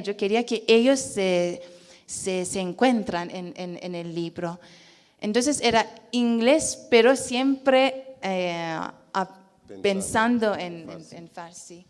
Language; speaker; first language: Spanish; non-native, fluent; Persian